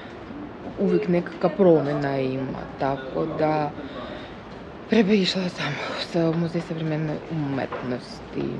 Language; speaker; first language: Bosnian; non-native, fluent; Russian